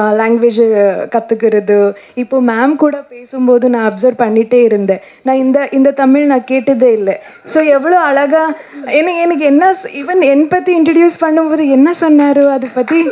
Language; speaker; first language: Tamil; non-native, learner; Kannada